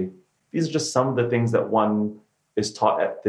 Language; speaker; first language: English; native; English